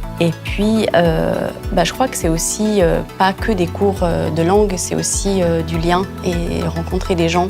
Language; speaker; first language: French; native; French